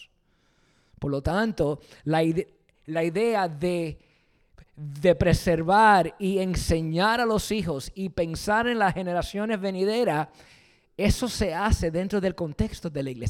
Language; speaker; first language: Spanish; early bilingual, heritage; Spanish